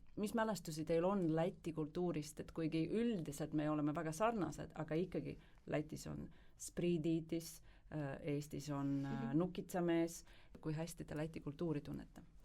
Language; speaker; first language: Estonian; native; Estonian